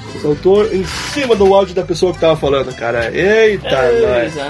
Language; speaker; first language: Portuguese; native; Portuguese